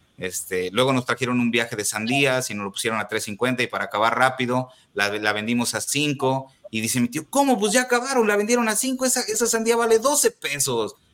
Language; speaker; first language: Spanish; native; Spanish